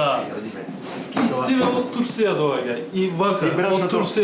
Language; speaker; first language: Macedonian; non-native, learner; Turkish